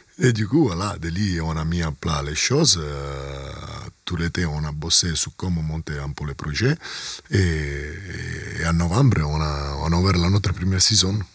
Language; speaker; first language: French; non-native, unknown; Italian